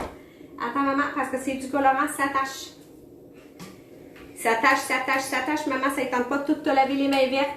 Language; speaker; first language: French; native; French